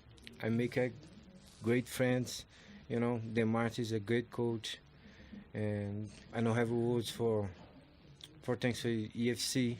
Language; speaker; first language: English; non-native, learner; Portuguese